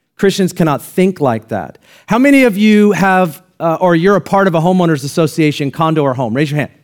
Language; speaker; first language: English; native; English